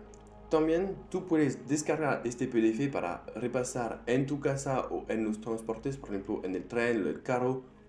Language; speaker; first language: Spanish; non-native, fluent; French